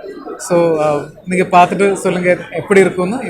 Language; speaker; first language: Tamil; non-native, learner; Malayalam